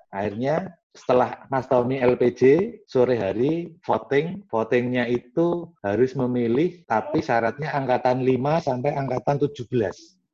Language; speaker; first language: Indonesian; non-native, local second language; Javanese